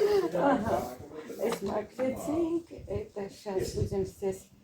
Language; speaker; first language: Russian; non-native, fluent; Armenian